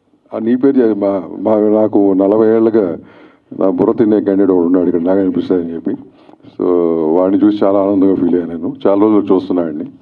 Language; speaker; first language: Telugu; native; Telugu